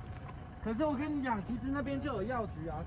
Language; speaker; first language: Chinese; native; Chinese